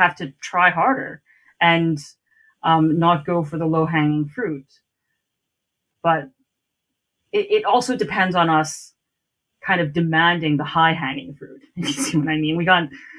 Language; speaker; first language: English; non-native, local second language; Cantonese